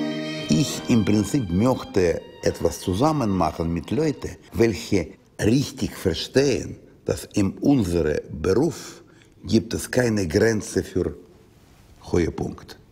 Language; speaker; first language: German; non-native, learner; Russian